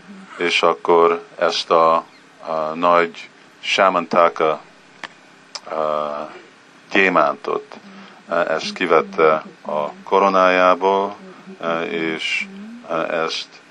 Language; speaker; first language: Hungarian; early bilingual, heritage; Hungarian